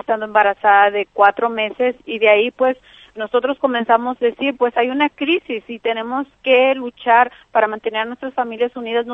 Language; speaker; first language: Spanish; native; Spanish